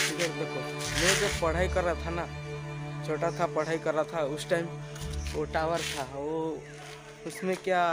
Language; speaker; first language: Hindi; non-native, local second language; Odia